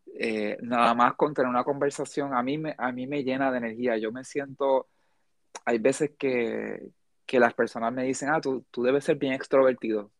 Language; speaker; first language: Spanish; early bilingual, heritage; Spanish